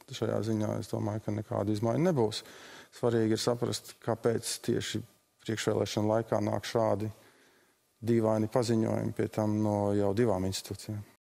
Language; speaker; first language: Latvian; native; Latvian